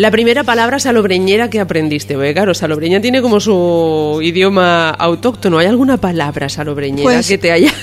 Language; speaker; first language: Spanish; native; Spanish